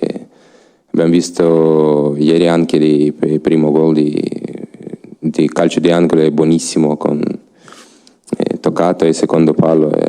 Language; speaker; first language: Italian; non-native, learner; Ukrainian